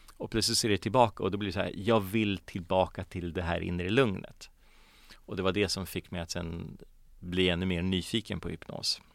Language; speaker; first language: Swedish; early bilingual, other home language; Polish